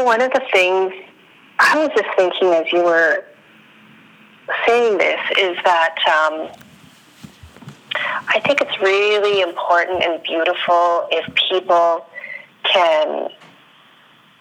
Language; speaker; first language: English; non-native, fluent; Spanish